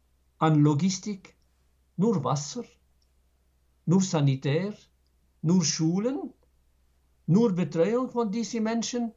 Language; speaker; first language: German; non-native, fluent; Arabic